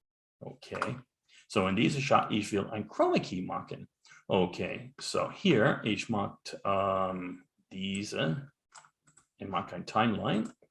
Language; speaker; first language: German; non-native, learner; English